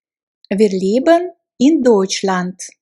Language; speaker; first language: German; non-native, fluent; Russian